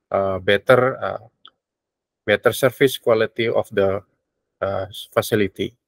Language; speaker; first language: English; non-native, learner; Indonesian